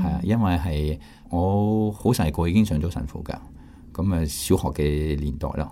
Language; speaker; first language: Cantonese; non-native, fluent; French